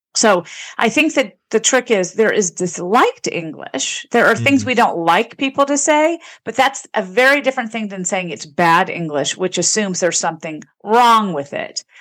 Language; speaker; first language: English; native; English